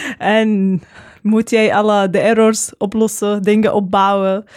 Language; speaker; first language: Dutch; non-native, learner; Arabic